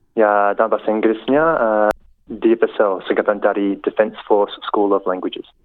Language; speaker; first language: Indonesian; non-native, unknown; English